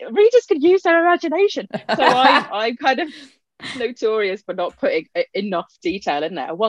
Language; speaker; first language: English; non-native, local second language; Punjabi